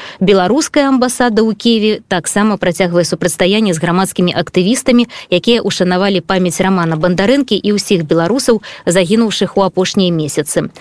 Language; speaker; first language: Belarusian; native; Belarusian